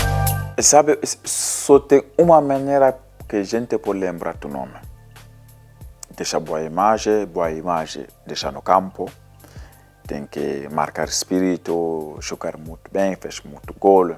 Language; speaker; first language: Portuguese; non-native, learner; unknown